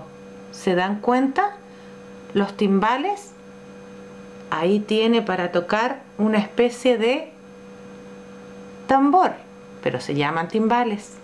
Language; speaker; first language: Spanish; native; Spanish